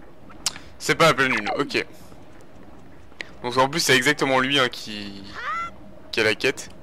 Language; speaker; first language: French; native; French